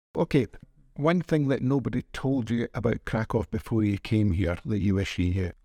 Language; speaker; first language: English; native; English